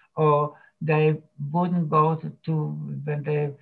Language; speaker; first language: English; non-native, fluent; Slovak